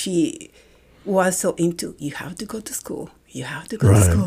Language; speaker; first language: English; non-native, fluent; Spanish